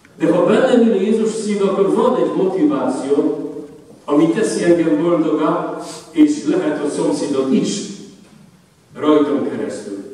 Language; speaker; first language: Hungarian; non-native, fluent; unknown